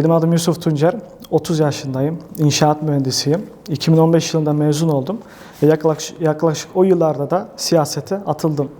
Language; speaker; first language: Turkish; early bilingual, heritage; Turkish